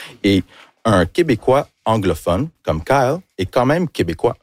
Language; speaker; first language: French; early bilingual, other home language; English